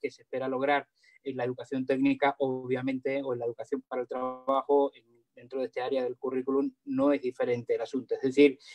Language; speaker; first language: Spanish; native; Spanish